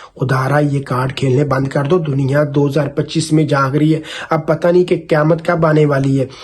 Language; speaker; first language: Urdu; non-native, local second language; Punjabi